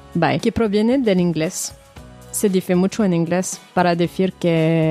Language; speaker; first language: Spanish; non-native, fluent; French